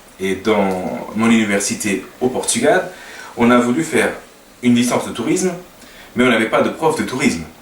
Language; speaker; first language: French; non-native, fluent; Portuguese